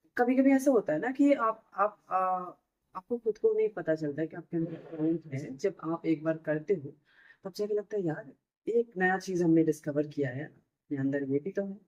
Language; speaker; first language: Hindi; non-native, local second language; Bangla